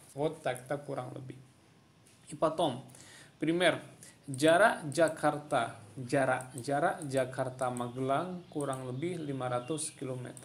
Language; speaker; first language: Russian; non-native, fluent; Indonesian